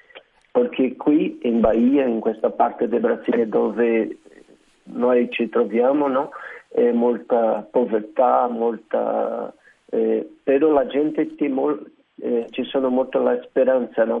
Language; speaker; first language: Italian; non-native, learner; Portuguese